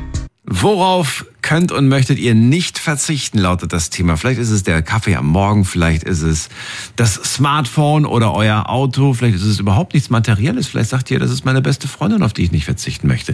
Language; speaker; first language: German; native; German